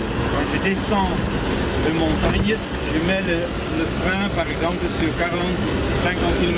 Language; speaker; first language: French; non-native, fluent; Dutch